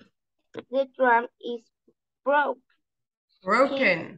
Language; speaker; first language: English; non-native, learner; Vietnamese